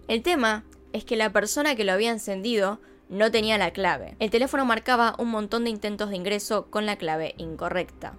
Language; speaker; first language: Spanish; native; Spanish